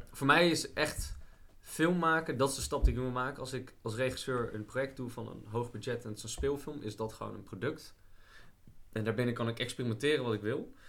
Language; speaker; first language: Dutch; native; Dutch